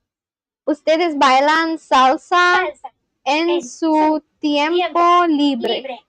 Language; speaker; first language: Spanish; non-native, learner; Bangla